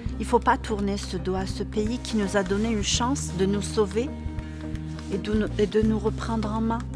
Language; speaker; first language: French; non-native, local second language; Arabic